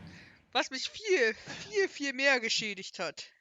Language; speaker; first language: German; native; German